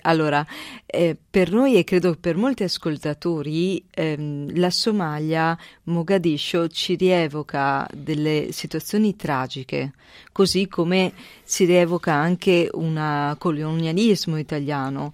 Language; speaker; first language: Italian; native; Italian